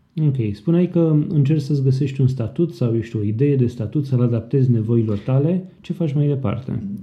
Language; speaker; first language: Romanian; native; Romanian